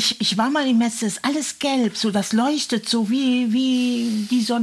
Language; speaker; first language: German; native; German